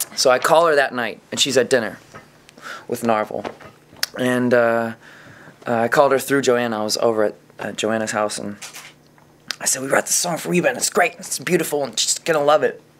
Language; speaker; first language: English; native; English